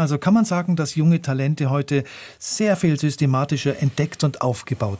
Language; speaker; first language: German; native; German